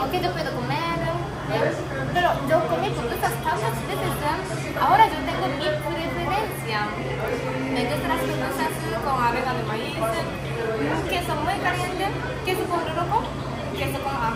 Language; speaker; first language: Spanish; non-native, learner; Japanese